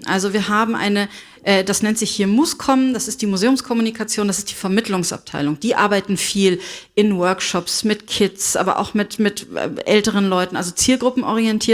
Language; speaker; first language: German; native; German